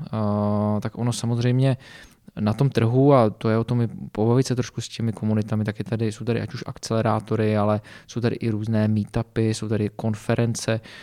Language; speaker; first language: Czech; native; Czech